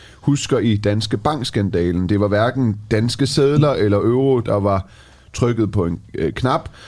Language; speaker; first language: Danish; early bilingual, other home language; Persian